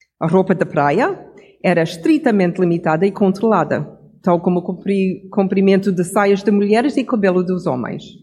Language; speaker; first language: Portuguese; non-native, fluent; English